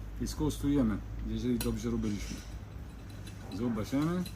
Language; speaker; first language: Polish; non-native, learner; Italian